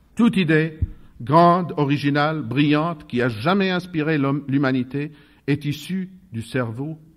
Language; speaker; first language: French; non-native, fluent; Russian